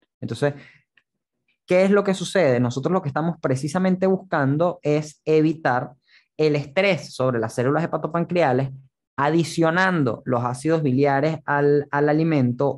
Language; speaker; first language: Spanish; native; Spanish